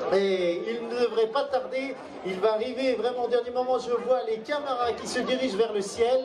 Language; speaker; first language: French; native; French